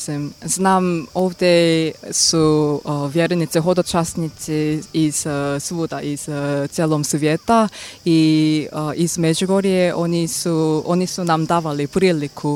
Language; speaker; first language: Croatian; non-native, learner; Korean